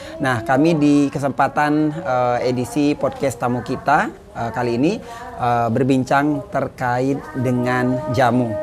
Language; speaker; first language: Indonesian; native; Indonesian